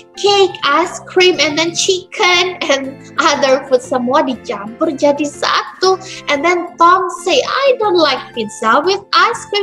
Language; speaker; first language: English; non-native, fluent; Indonesian